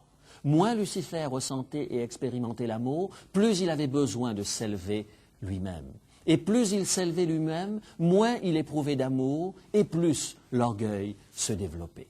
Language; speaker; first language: French; native; French